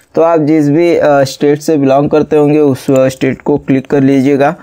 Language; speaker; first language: Hindi; native; Hindi